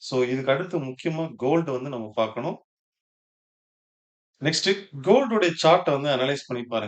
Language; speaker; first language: Tamil; native; Tamil